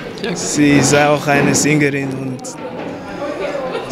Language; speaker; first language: German; non-native, fluent; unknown